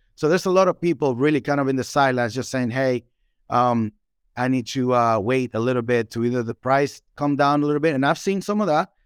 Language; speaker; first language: English; non-native, fluent; Spanish